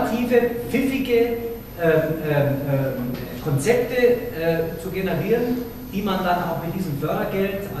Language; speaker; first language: German; native; German